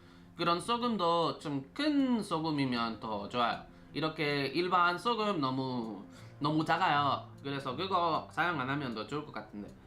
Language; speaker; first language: Korean; non-native, fluent; Spanish